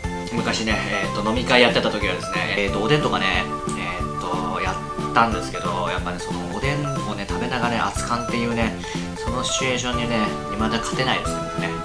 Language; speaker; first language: Japanese; native; Japanese